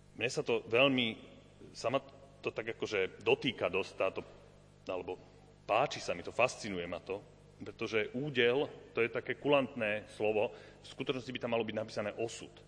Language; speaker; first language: Slovak; native; Slovak